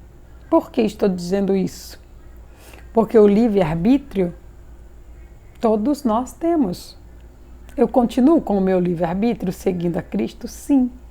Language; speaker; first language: Portuguese; native; Portuguese